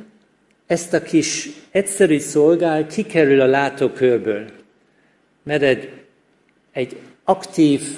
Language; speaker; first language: Hungarian; non-native, fluent; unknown